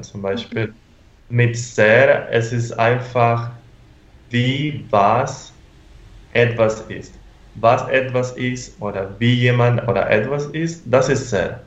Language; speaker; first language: German; non-native, fluent; Spanish